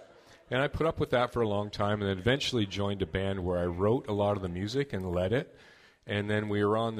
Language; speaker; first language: English; native; English